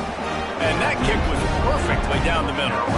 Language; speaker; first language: English; native; English